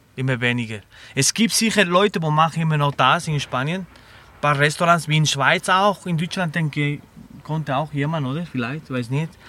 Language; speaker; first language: German; non-native, learner; Spanish